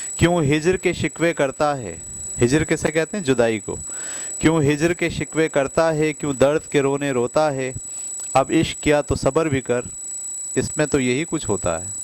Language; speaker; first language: Urdu; native; Urdu